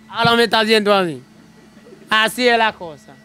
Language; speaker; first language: Spanish; non-native, learner; Haitian Creole